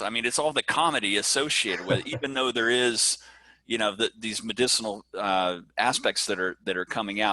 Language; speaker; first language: English; native; English